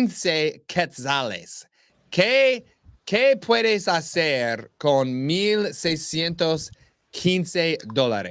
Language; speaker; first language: Spanish; non-native, learner; English